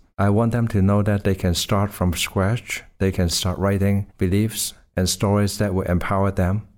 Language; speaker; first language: English; non-native, local second language; Cantonese